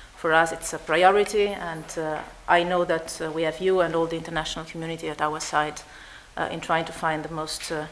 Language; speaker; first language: English; non-native, fluent; Italian